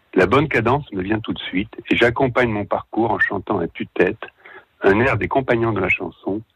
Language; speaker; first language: French; native; French